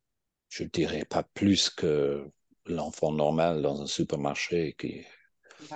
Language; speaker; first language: French; non-native, fluent; English